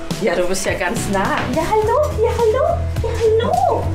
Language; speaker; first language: German; native; German